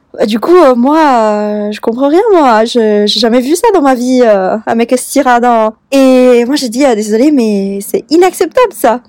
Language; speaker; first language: French; non-native, fluent; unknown